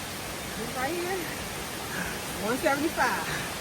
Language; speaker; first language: English; native; English